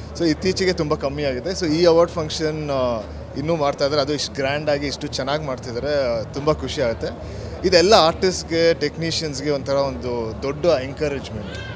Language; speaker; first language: Kannada; native; Kannada